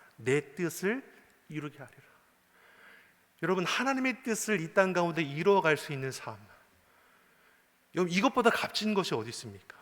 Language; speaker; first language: Korean; native; Korean